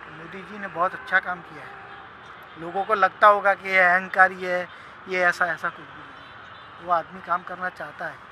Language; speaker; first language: Hindi; non-native, local second language; Gujarati